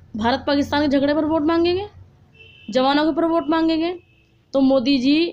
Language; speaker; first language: Hindi; native; Hindi